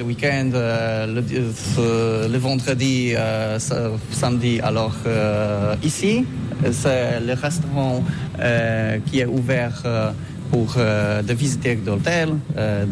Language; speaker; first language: French; non-native, learner; Polish